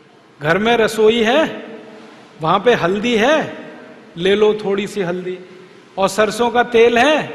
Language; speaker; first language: Hindi; native; Hindi